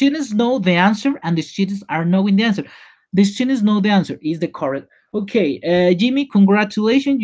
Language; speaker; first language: English; non-native, learner; Spanish